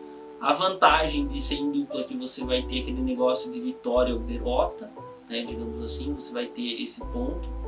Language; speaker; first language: Portuguese; native; Portuguese